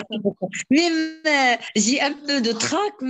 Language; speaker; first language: French; non-native, learner; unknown